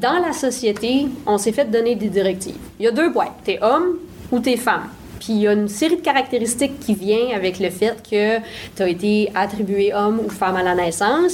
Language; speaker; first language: French; native; French